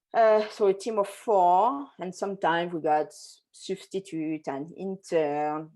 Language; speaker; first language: English; non-native, fluent; French